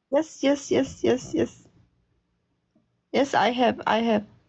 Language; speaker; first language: English; non-native, learner; Korean